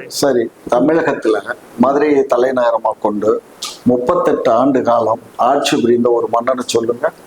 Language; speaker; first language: Tamil; non-native, local second language; Telugu